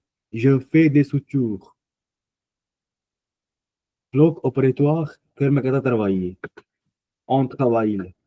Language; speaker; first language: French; non-native, fluent; Punjabi